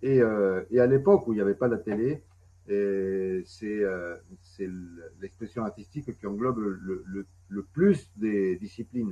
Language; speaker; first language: French; non-native, fluent; Spanish